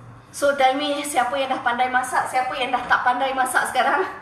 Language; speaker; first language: Malay; non-native, local second language; Tamil